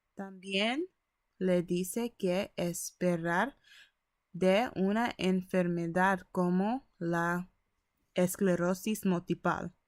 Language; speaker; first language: Spanish; early bilingual, other home language; English